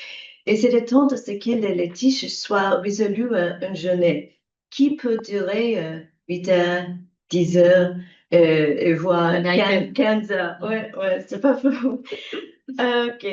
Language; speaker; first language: French; non-native, learner; English